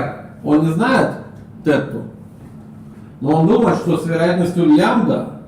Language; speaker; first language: Russian; native; Russian